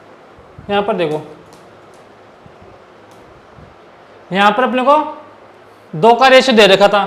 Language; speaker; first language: Hindi; native; Hindi